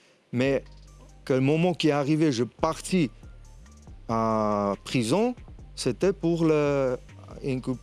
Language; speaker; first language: French; non-native, fluent; Armenian